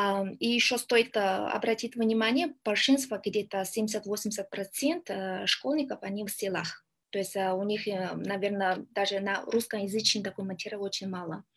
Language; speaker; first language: Russian; non-native, learner; Kyrgyz